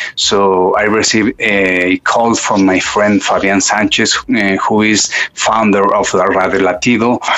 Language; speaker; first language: English; non-native, fluent; Spanish